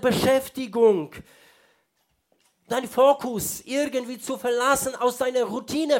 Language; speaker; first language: German; non-native, fluent; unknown